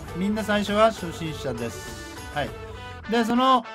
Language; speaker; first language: Japanese; native; Japanese